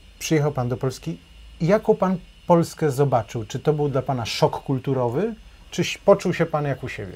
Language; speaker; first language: Polish; native; Polish